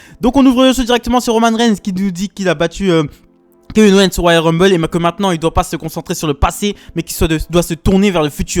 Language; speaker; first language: French; native; French